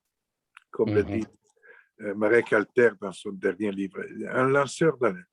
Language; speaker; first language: French; non-native, fluent; Italian